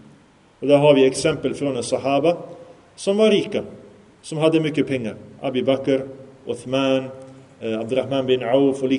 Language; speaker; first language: Swedish; early bilingual, other home language; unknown